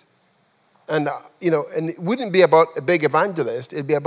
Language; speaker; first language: English; non-native, local second language; Yoruba